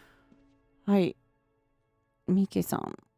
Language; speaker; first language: Japanese; non-native, learner; English